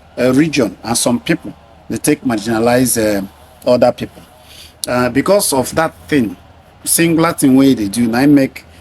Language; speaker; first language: Nigerian Pidgin; non-native, local second language; Igbo